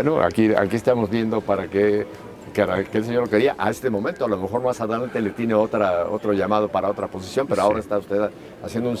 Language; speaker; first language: Spanish; native; Spanish